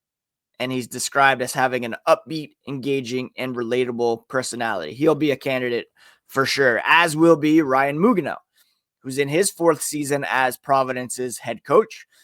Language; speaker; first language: English; native; English